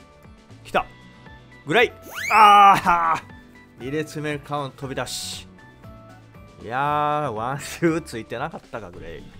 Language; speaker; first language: Japanese; native; Japanese